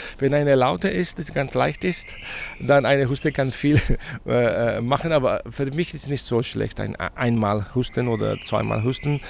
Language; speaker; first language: German; non-native, fluent; Spanish